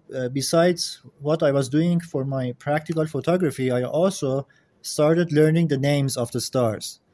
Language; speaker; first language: English; non-native, fluent; Persian